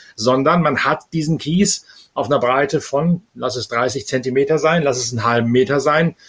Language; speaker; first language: German; native; German